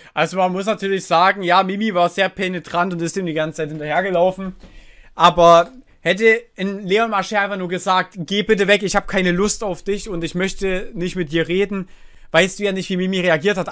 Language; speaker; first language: German; native; German